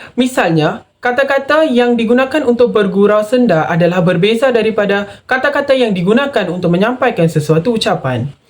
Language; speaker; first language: Malay; non-native, local second language; Tamil